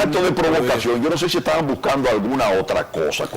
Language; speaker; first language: Spanish; native; Spanish